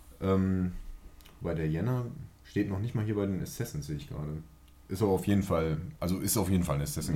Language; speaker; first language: German; native; German